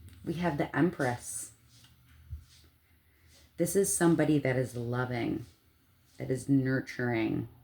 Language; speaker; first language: English; native; English